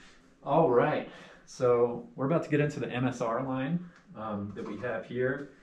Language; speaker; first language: English; native; English